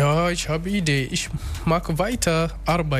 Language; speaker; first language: German; non-native, learner; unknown